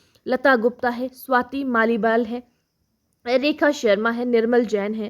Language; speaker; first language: Hindi; native; Hindi